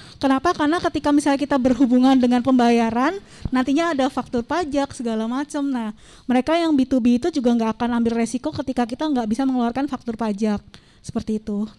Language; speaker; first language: Indonesian; native; Indonesian